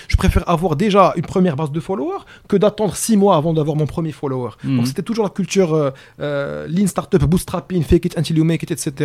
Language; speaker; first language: French; non-native, local second language; Arabic